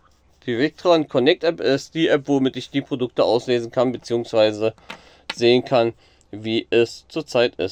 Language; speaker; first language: German; native; German